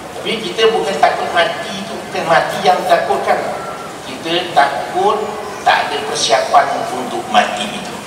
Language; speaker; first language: Malay; native; Malay